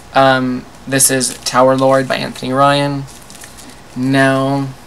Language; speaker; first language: English; native; English